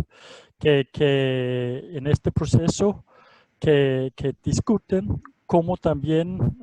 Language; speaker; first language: Spanish; non-native, fluent; Danish